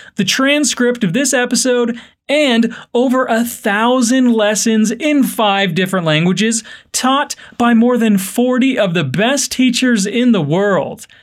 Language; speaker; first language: English; native; English